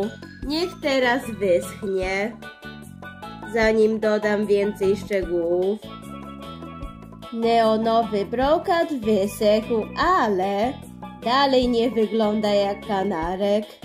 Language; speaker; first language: Polish; early bilingual, heritage; Polish